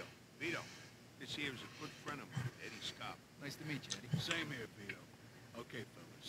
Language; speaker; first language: English; native; English